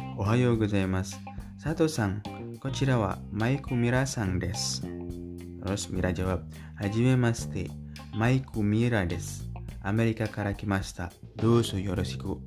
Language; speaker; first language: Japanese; non-native, learner; Indonesian